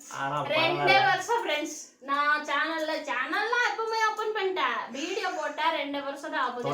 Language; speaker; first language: Tamil; non-native, local second language; Odia